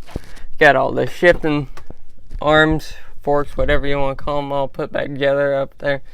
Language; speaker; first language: English; native; English